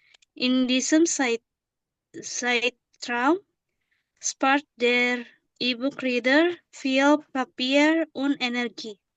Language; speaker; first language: German; non-native, learner; Indonesian